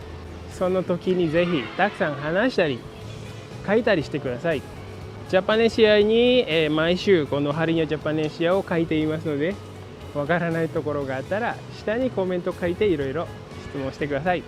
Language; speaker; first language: Japanese; non-native, fluent; Indonesian